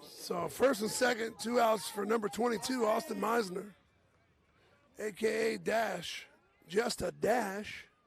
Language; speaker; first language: English; native; English